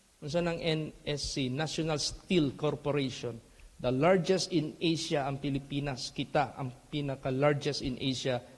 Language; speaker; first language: Cebuano; native; Cebuano